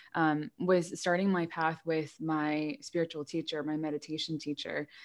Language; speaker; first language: English; native; English